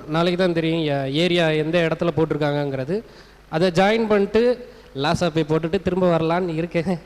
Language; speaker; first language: Tamil; native; Tamil